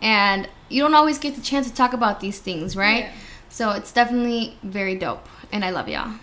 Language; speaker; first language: English; early bilingual, other home language; Spanish